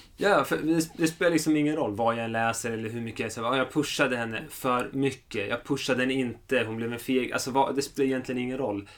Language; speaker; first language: Swedish; early bilingual, other home language; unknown